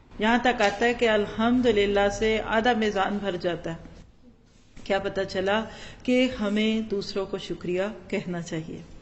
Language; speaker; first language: Urdu; non-native, local second language; Punjabi